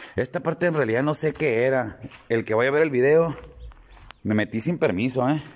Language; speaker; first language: Spanish; native; Spanish